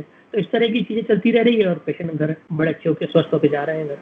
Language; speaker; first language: Hindi; native; Hindi